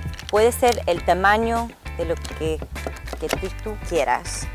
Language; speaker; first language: Spanish; non-native, fluent; English